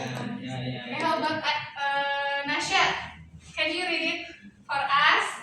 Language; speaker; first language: English; non-native, learner; Indonesian